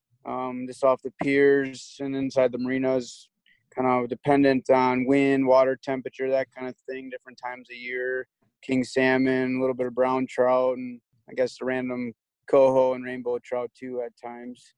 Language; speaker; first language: English; native; English